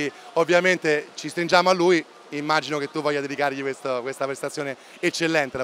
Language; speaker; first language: Italian; native; Italian